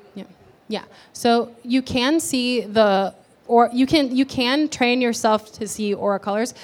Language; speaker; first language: English; early bilingual, other home language; Spanish